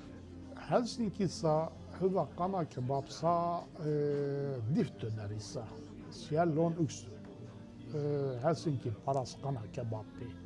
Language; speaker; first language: Finnish; non-native, learner; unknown